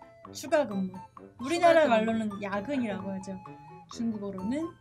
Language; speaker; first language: Korean; native; Korean